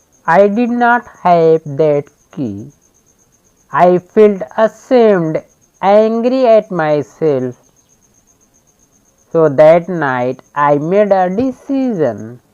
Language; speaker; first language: English; non-native, learner; Hindi